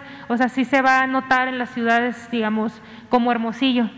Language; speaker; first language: Spanish; native; Spanish